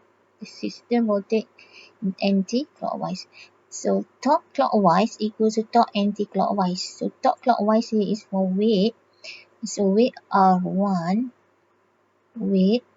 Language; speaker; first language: English; non-native, local second language; Malay